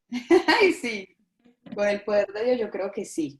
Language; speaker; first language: Spanish; native; Spanish